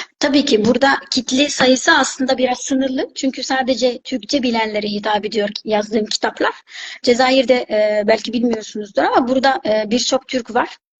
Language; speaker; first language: Turkish; non-native, fluent; Arabic